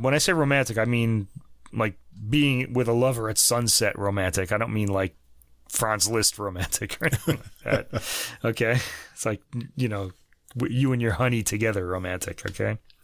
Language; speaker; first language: English; native; English